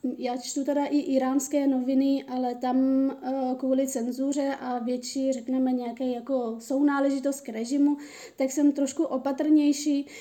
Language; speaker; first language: Czech; early bilingual, other home language; Persian